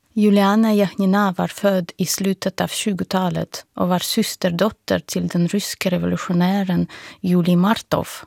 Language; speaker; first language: Swedish; non-native, fluent; Russian